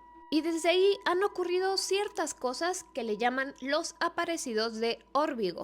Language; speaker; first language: Spanish; native; Spanish